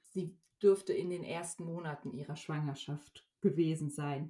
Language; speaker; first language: German; native; German